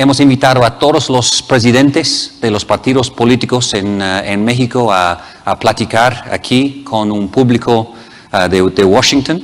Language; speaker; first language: Spanish; non-native, fluent; English